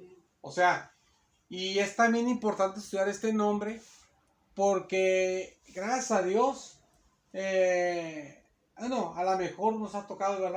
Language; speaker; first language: Spanish; native; Spanish